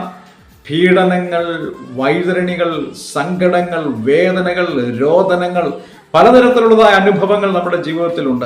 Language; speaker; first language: Malayalam; native; Malayalam